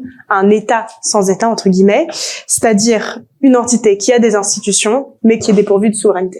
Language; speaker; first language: French; native; French